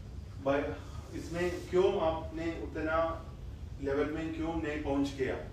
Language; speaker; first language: Hindi; non-native, fluent; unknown